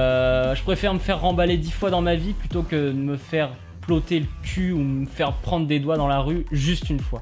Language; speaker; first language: French; native; French